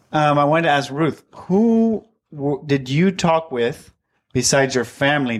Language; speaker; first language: English; native; English